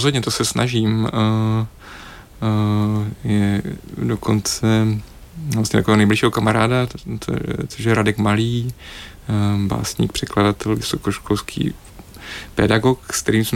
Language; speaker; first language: Czech; native; Czech